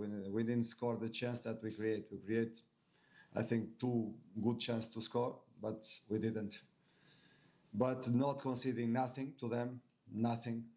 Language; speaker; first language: English; non-native, fluent; Portuguese